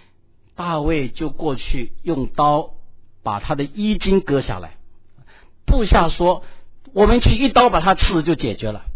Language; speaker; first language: Chinese; native; Chinese